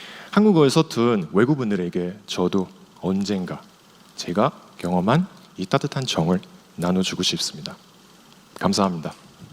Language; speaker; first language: Korean; non-native, fluent; Chinese